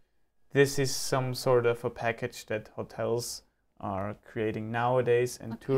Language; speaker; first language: English; non-native, fluent; German